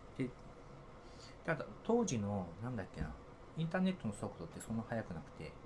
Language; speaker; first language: Japanese; native; Japanese